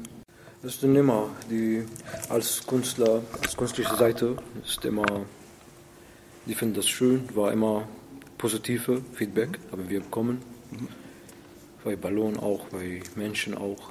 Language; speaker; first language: German; non-native, learner; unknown